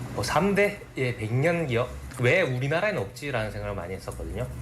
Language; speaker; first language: Korean; native; Korean